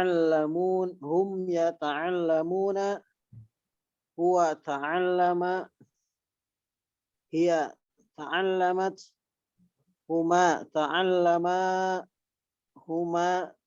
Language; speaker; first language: Arabic; non-native, learner; Indonesian